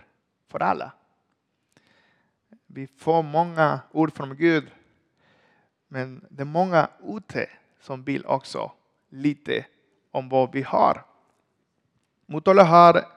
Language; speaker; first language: Swedish; non-native, learner; Spanish